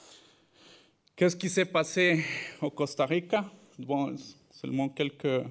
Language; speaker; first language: French; non-native, fluent; Spanish